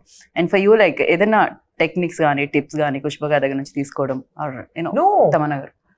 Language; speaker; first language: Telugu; native; Telugu